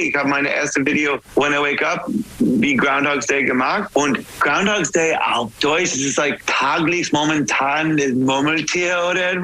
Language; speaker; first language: German; non-native, learner; English